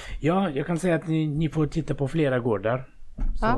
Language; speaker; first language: Swedish; non-native, fluent; Russian